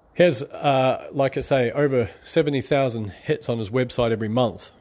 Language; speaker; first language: English; native; English